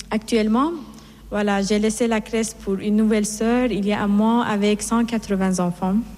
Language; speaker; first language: French; non-native, fluent; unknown